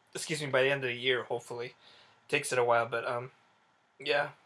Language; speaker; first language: English; native; English